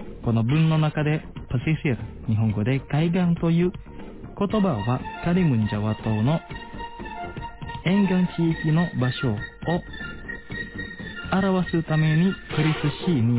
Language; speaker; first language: Japanese; non-native, fluent; Indonesian